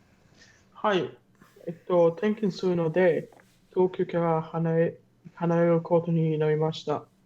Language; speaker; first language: Japanese; non-native, learner; German